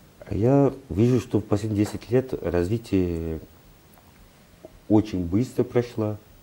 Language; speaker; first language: Russian; non-native, fluent; Portuguese